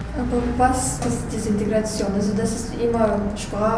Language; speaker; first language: German; non-native, fluent; Russian